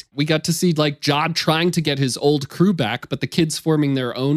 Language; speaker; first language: English; native; English